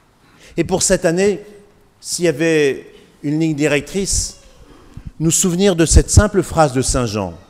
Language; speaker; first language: French; native; French